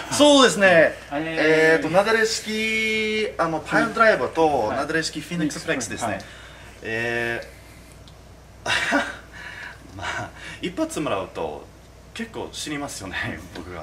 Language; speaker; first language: Japanese; non-native, fluent; English